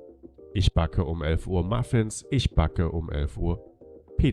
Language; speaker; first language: German; non-native, fluent; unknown